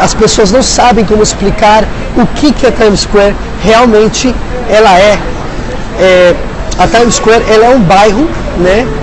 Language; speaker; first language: Portuguese; non-native, fluent; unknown